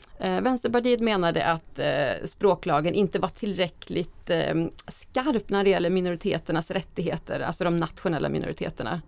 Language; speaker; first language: Swedish; native; Swedish